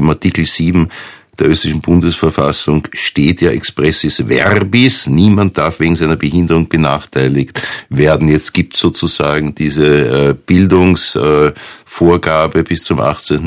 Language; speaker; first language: German; native; German